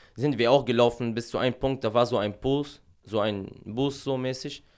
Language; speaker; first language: German; non-native, fluent; Arabic